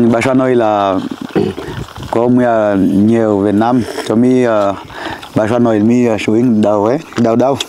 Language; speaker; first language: Vietnamese; non-native, learner; Portuguese